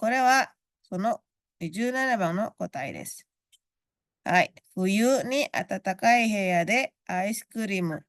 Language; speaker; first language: Japanese; non-native, fluent; Indonesian